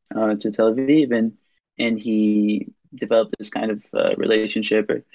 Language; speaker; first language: English; non-native, fluent; Hebrew